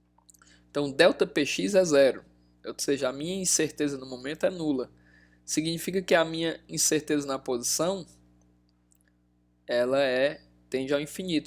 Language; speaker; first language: Portuguese; native; Portuguese